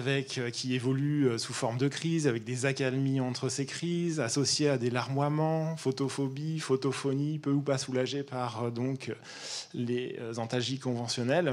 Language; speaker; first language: French; native; French